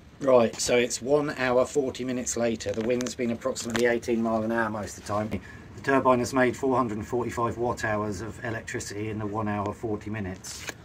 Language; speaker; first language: English; native; English